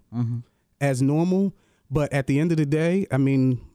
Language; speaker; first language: English; native; English